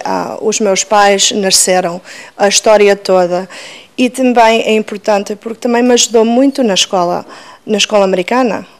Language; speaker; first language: Portuguese; early bilingual, heritage; Portuguese